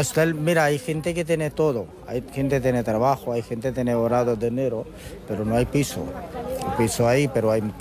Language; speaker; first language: Spanish; non-native, learner; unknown